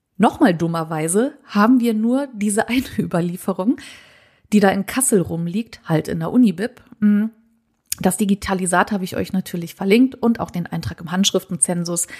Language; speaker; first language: German; native; German